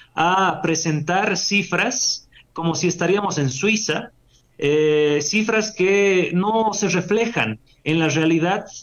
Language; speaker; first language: Spanish; native; Spanish